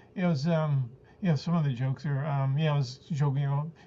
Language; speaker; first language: English; early bilingual, other home language; Spanish